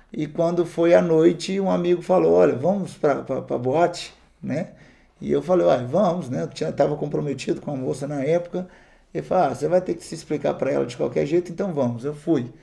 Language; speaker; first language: Portuguese; native; Portuguese